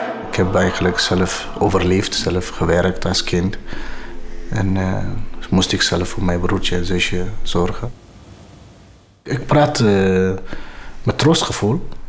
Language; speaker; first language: Dutch; non-native, fluent; Amharic